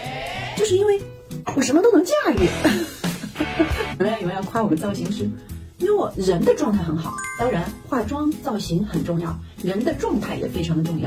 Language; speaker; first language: Chinese; native; Chinese